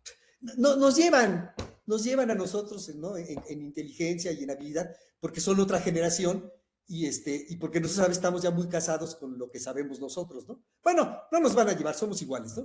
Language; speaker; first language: Spanish; native; Spanish